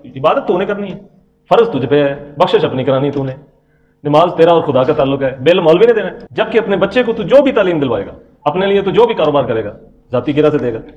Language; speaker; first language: Urdu; non-native, local second language; Punjabi